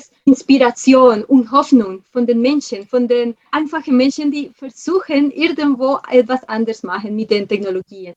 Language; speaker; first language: German; non-native, fluent; Spanish